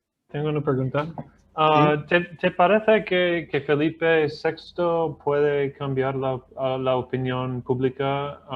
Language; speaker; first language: Spanish; non-native, fluent; English